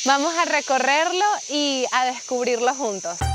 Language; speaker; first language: Spanish; native; Spanish